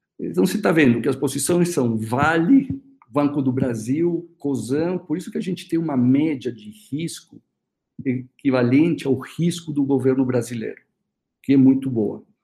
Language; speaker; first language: Portuguese; early bilingual, other home language; Spanish